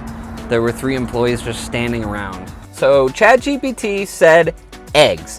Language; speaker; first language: English; native; English